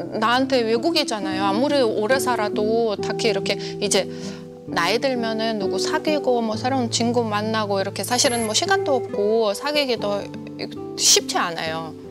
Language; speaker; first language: Korean; non-native, fluent; Russian